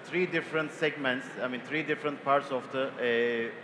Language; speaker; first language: English; non-native, fluent; Turkish